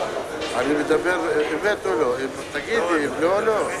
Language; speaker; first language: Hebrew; non-native, local second language; Arabic